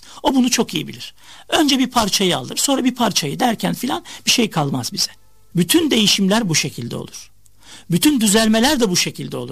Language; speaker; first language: Turkish; native; Turkish